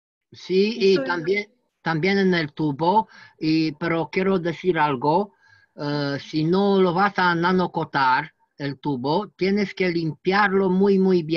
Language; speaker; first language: Spanish; non-native, learner; French